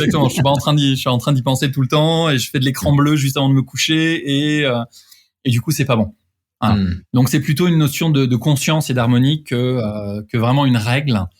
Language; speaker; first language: French; native; French